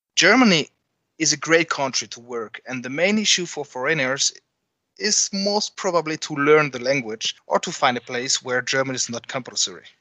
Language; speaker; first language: English; non-native, fluent; French